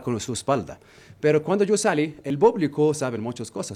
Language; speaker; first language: Spanish; non-native, learner; Arabic